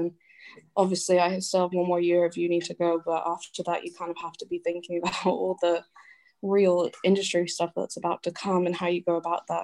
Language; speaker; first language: English; native; English